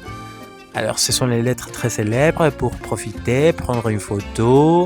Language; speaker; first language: French; non-native, fluent; Spanish